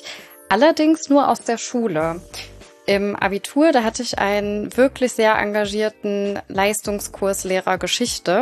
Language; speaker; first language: German; native; German